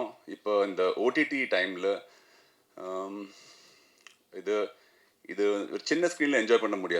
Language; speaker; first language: Tamil; non-native, fluent; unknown